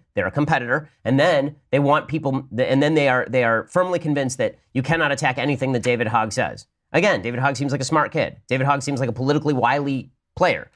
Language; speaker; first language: English; native; English